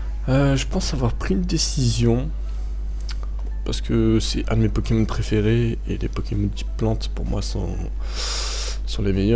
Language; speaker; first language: French; native; French